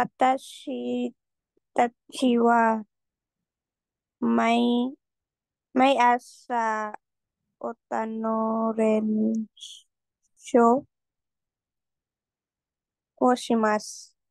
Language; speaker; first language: Japanese; non-native, learner; Filipino